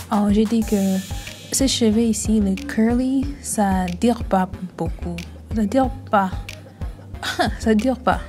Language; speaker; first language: French; early bilingual, heritage; French